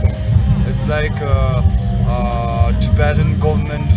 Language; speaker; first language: English; non-native, learner; Tibetan